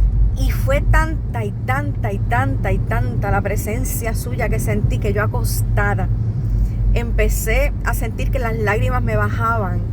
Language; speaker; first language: Spanish; native; Spanish